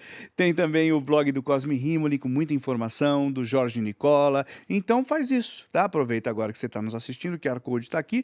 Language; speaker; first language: Portuguese; native; Portuguese